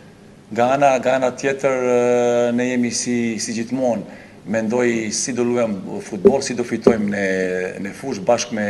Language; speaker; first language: Albanian; non-native, learner; Serbian